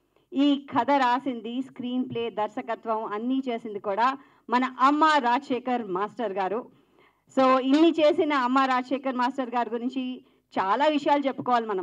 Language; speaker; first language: Telugu; native; Telugu